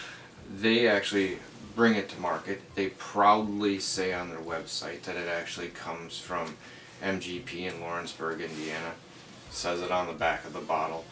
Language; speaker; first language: English; native; English